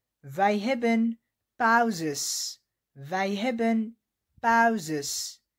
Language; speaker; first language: Dutch; non-native, fluent; Arabic